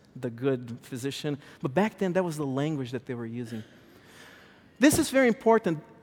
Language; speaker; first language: English; non-native, fluent; Portuguese